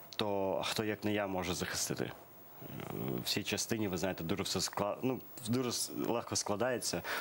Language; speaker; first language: Ukrainian; early bilingual, other home language; Persian